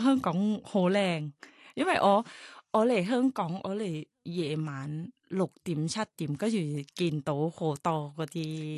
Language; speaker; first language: Chinese; non-native, fluent; Thai